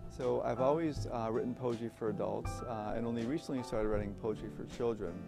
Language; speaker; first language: English; native; English